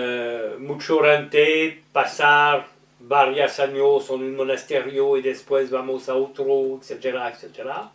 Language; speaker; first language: Spanish; non-native, learner; French